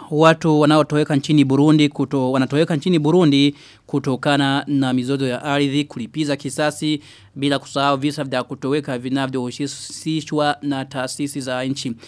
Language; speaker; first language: Swahili; non-native, local second language; Rundi